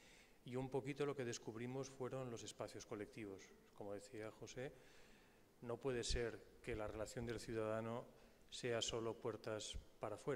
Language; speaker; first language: Spanish; native; Spanish